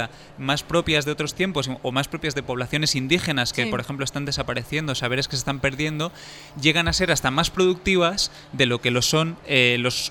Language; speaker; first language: Spanish; native; Spanish